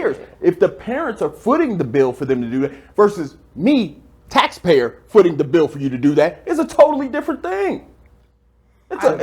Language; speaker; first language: English; native; English